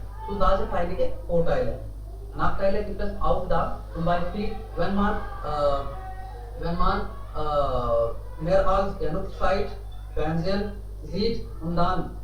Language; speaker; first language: German; non-native, learner; Hindi